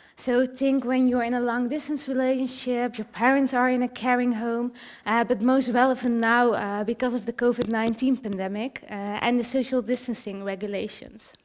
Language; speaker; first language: English; early bilingual, other home language; Dutch